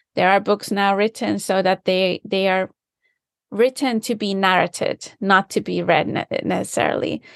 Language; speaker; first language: English; non-native, fluent; Finnish